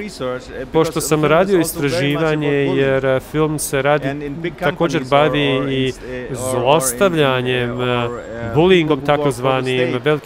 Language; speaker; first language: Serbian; early bilingual, heritage; Albanian